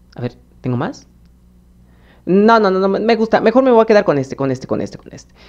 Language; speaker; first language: Spanish; native; Spanish